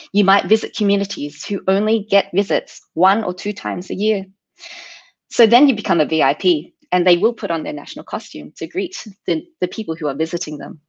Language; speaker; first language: English; native; English